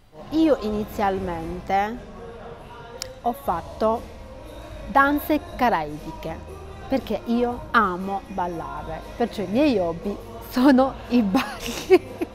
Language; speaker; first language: Italian; non-native, fluent; Arabic